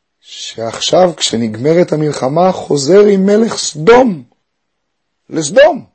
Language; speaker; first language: Hebrew; native; Hebrew